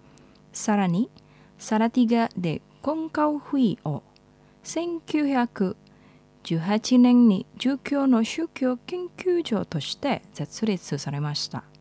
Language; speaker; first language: Japanese; non-native, fluent; Indonesian